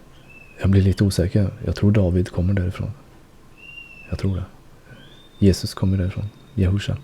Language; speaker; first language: Swedish; native; Swedish